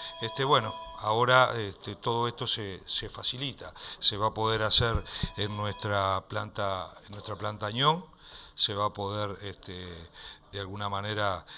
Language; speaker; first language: Spanish; native; Spanish